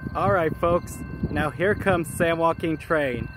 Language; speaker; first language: English; native; English